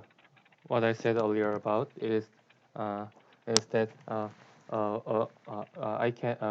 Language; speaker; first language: English; non-native, learner; Korean